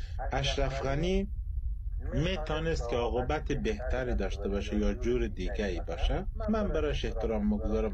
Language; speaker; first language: Persian; native; Persian